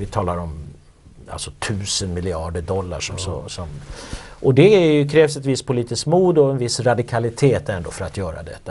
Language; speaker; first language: Swedish; native; Swedish